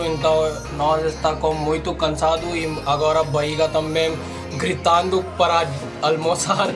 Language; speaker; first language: Portuguese; non-native, learner; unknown